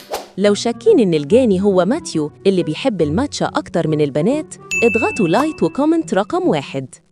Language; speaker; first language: Arabic; native; Arabic